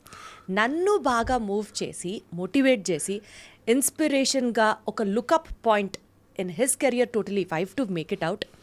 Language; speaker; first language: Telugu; native; Telugu